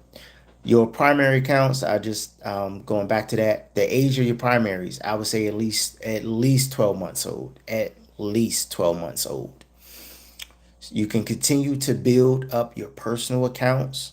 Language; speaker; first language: English; native; English